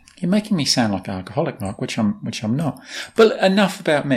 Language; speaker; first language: English; native; English